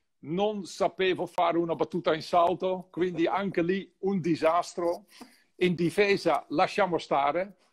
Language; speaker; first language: Italian; non-native, fluent; Dutch